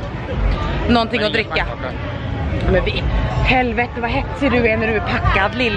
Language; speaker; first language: Swedish; native; Swedish